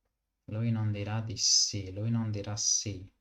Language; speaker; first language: Italian; non-native, learner; English